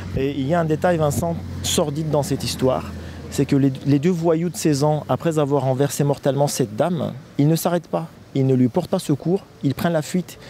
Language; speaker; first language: French; non-native, fluent; Turkish